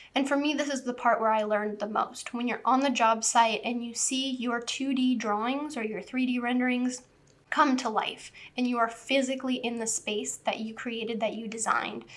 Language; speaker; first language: English; native; English